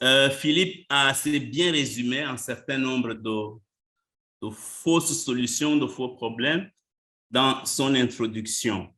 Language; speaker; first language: French; non-native, local second language; Rundi